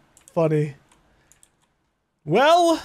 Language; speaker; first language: English; native; English